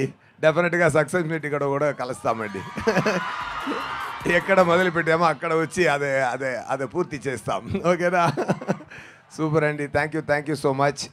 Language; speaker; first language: Telugu; non-native, learner; Tamil